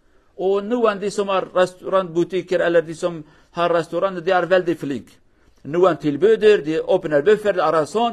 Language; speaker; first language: Norwegian; non-native, learner; Kurdish